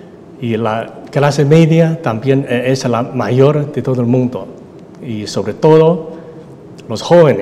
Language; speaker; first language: Spanish; non-native, fluent; Chinese